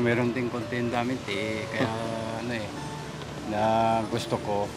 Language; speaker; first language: Filipino; non-native, learner; Japanese